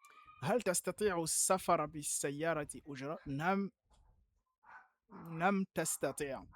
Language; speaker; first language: Arabic; non-native, fluent; French